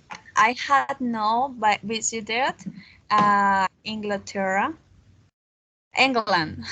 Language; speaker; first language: English; non-native, learner; Spanish